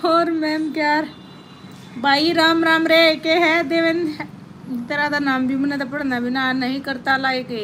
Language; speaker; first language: Hindi; native; Hindi